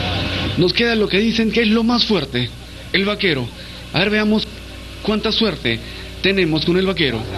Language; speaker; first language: Spanish; native; Spanish